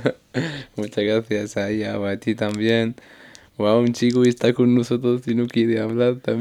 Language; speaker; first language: Spanish; non-native, learner; Arabic